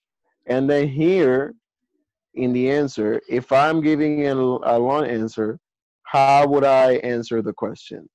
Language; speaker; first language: English; non-native, fluent; Spanish